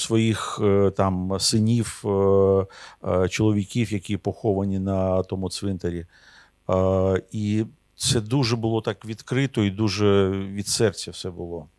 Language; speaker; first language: Ukrainian; non-native, local second language; Russian